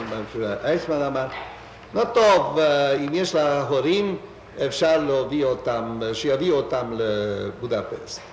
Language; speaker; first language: Hebrew; non-native, fluent; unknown